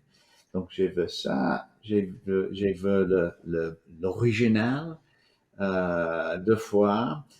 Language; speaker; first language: French; non-native, fluent; English